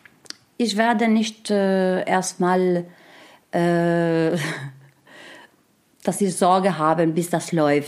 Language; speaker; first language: German; non-native, learner; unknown